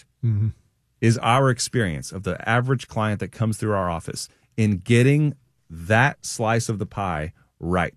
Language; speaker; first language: English; native; English